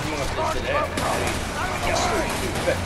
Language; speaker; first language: Swedish; native; Swedish